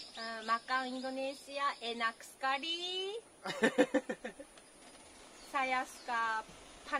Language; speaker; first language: Indonesian; non-native, learner; Japanese